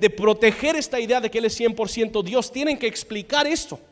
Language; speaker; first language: Spanish; non-native, fluent; English